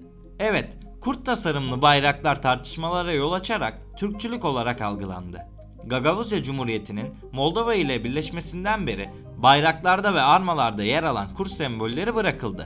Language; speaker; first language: Turkish; native; Turkish